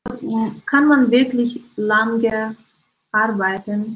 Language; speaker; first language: German; non-native, learner; Russian